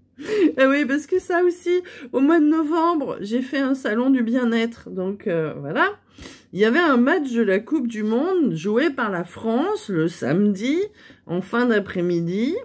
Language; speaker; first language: French; native; French